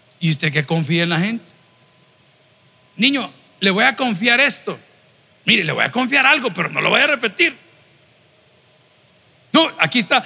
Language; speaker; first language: Spanish; native; Spanish